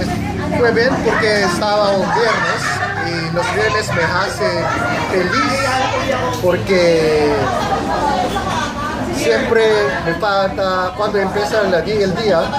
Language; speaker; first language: Spanish; non-native, fluent; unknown